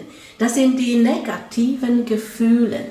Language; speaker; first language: German; non-native, fluent; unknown